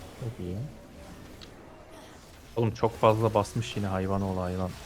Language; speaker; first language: Turkish; native; Turkish